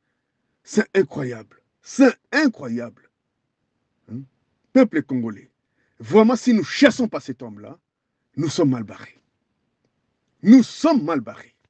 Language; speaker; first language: French; non-native, local second language; Lingala